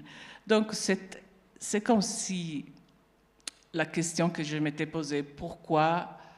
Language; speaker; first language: French; non-native, fluent; Italian